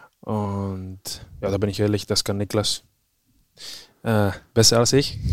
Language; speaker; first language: German; non-native, fluent; Czech